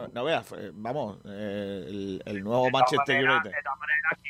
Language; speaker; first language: Spanish; native; Spanish